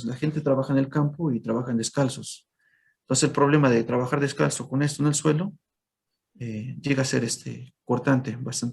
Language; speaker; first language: Spanish; native; Spanish